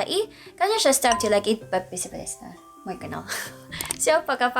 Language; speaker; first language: Russian; non-native, learner; Filipino